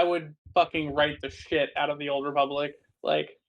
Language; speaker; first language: English; native; English